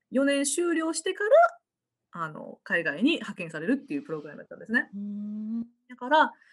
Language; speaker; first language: Japanese; native; Japanese